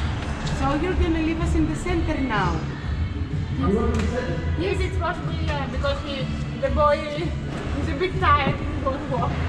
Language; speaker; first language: English; non-native, fluent; Greek